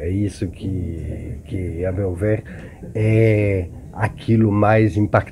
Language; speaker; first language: Portuguese; non-native, fluent; French